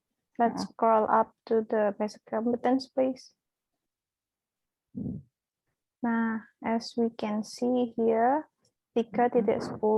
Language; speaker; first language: English; non-native, fluent; Indonesian